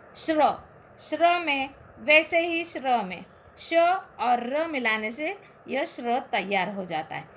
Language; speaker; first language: Hindi; non-native, local second language; Marathi